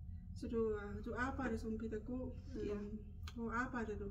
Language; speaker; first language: Danish; non-native, local second language; Kalaallisut